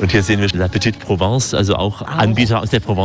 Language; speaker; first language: German; native; German